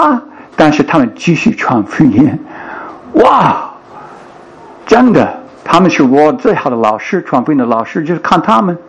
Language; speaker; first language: Chinese; non-native, fluent; English